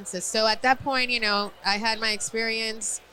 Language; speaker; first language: English; non-native, fluent; Spanish